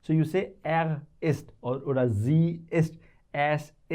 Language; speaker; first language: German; non-native, fluent; Hindi